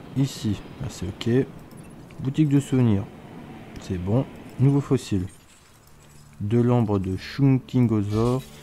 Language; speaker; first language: French; native; French